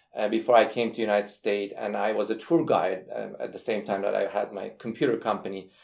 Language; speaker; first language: English; non-native, fluent; Persian